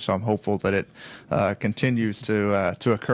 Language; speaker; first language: English; native; English